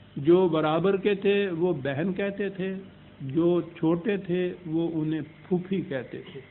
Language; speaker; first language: Urdu; non-native, local second language; Punjabi